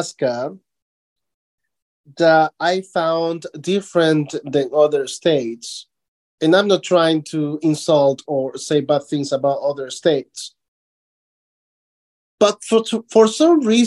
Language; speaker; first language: English; non-native, fluent; Spanish